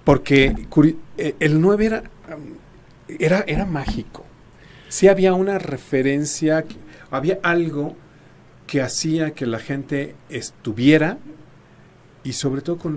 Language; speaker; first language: Spanish; native; Spanish